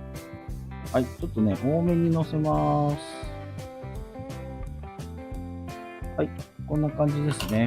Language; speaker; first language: Japanese; native; Japanese